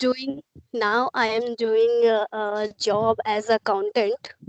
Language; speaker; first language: English; non-native, learner; Hindi